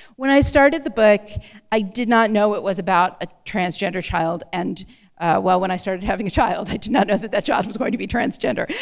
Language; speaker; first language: English; native; English